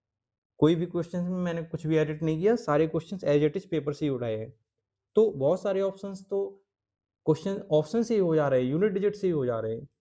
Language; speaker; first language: Hindi; native; Hindi